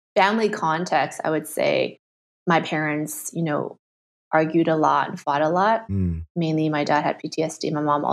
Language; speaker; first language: English; early bilingual, other home language; Chinese